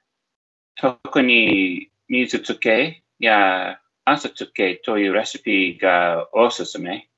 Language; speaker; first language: Japanese; non-native, learner; English